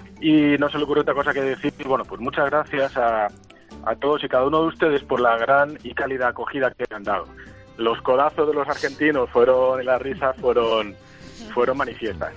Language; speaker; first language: Spanish; native; Spanish